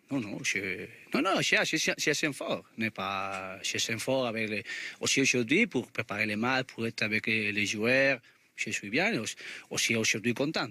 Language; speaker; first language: French; non-native, learner; Spanish